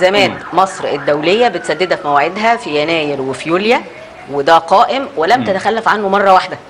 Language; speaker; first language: Arabic; native; Arabic